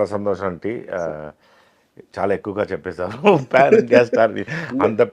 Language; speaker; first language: Telugu; non-native, fluent; Tamil